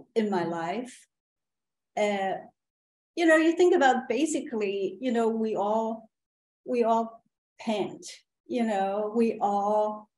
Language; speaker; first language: English; non-native, fluent; Chinese